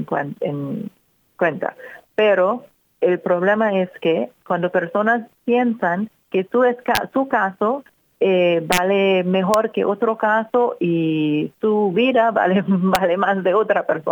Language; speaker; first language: Spanish; non-native, fluent; English